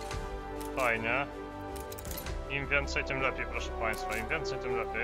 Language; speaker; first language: Polish; native; Polish